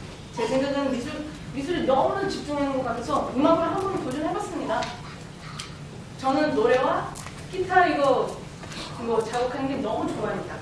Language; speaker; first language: Korean; early bilingual, heritage; Korean